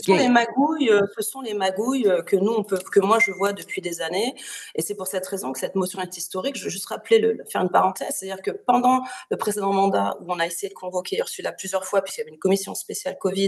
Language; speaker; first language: French; native; French